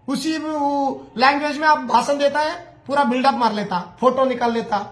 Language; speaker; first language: Hindi; non-native, local second language; Telugu